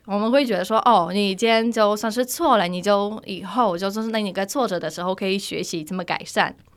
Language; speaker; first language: Chinese; non-native, fluent; Polish